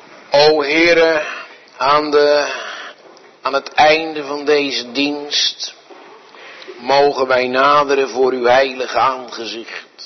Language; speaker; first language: Dutch; native; Dutch